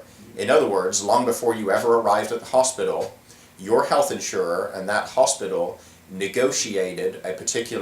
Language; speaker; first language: English; native; English